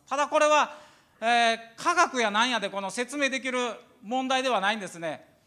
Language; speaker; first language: Japanese; native; Japanese